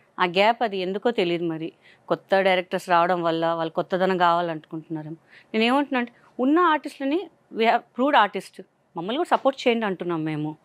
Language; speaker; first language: Telugu; non-native, local second language; Hindi